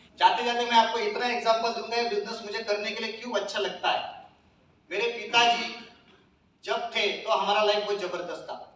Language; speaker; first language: Hindi; non-native, local second language; Marathi